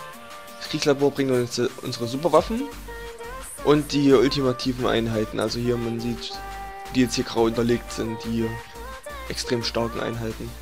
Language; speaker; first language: German; native; German